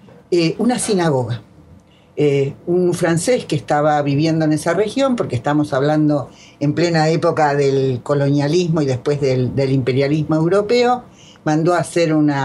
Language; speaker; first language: Spanish; native; Spanish